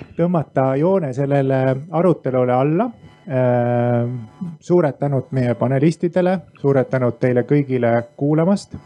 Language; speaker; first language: Estonian; native; Estonian